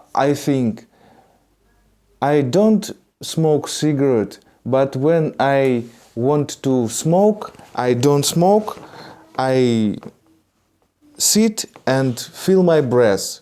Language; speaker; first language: English; non-native, learner; Russian